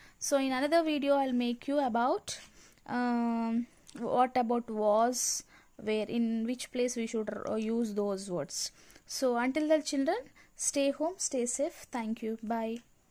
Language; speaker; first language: English; non-native, local second language; Telugu